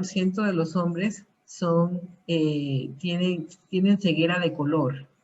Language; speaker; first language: Spanish; early bilingual, heritage; Spanish